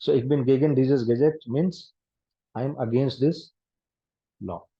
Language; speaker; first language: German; non-native, fluent; Hindi